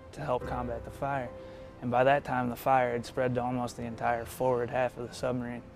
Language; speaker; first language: English; native; English